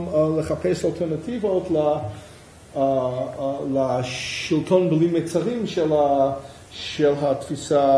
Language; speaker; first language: Hebrew; non-native, fluent; English